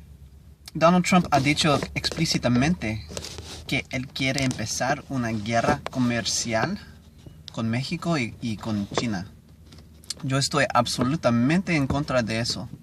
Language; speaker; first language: Spanish; non-native, learner; English